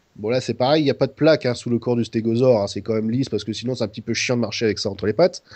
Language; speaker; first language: French; native; French